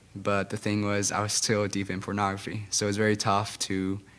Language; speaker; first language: English; non-native, fluent; Spanish